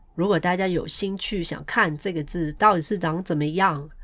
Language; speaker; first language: Chinese; non-native, local second language; Cantonese